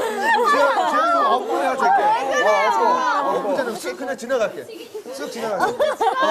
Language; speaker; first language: Korean; native; Korean